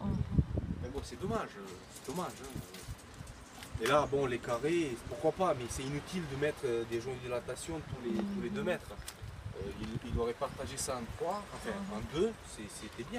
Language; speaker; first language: French; native; French